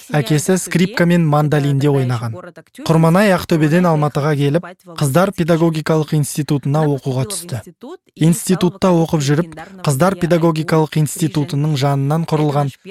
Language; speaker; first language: Kazakh; non-native, local second language; Russian